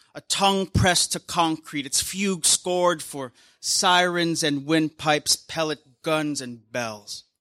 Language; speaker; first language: English; native; English